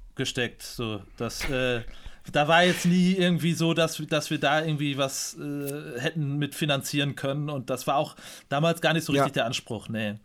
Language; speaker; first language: German; native; German